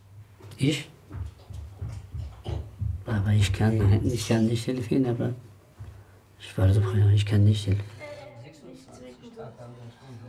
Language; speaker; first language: German; non-native, learner; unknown